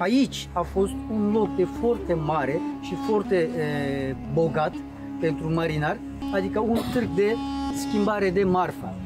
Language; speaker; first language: Romanian; non-native, learner; Turkish